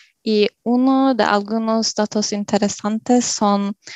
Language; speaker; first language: Spanish; non-native, learner; Turkish